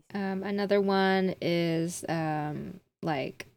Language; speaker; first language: English; native; English